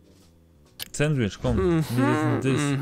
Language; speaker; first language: German; non-native, learner; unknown